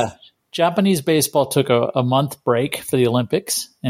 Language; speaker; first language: English; native; English